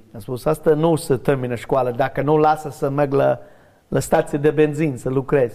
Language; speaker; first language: Romanian; non-native, learner; English